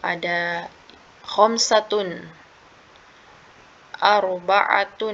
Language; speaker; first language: Arabic; non-native, fluent; Indonesian